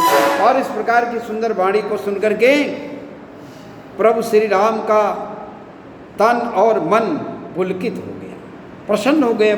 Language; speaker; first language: Hindi; native; Hindi